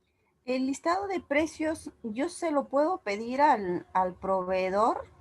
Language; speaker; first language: Spanish; native; Spanish